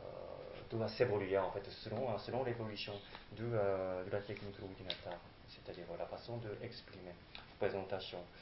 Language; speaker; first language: French; non-native, fluent; Japanese